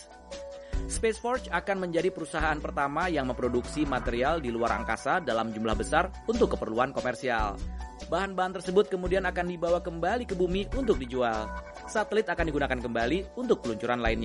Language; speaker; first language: Indonesian; native; Indonesian